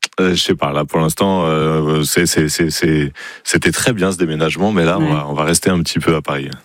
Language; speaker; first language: French; native; French